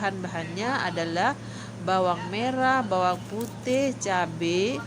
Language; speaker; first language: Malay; non-native, local second language; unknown